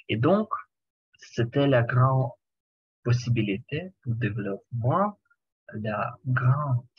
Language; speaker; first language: French; non-native, learner; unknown